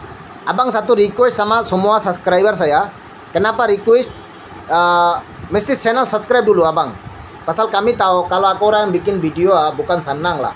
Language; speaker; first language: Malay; non-native, learner; Bangla